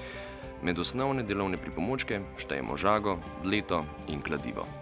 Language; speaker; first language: Slovenian; native; Slovenian